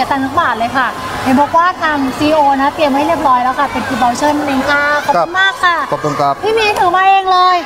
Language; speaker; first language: Thai; native; Thai